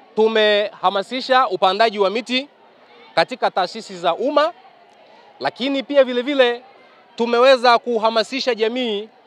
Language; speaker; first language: Swahili; native; Swahili